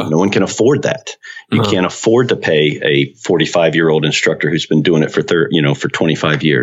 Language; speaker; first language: English; native; English